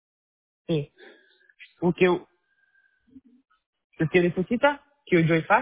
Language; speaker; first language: Spanish; non-native, learner; Portuguese